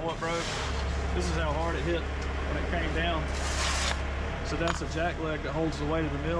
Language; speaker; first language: English; native; English